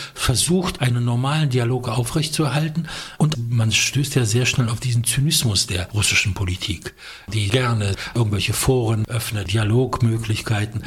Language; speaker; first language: German; non-native, fluent; Polish